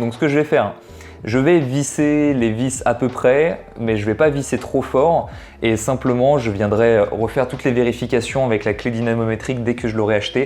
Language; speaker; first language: French; native; French